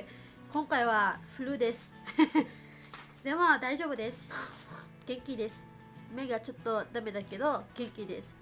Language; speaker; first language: Japanese; non-native, fluent; Filipino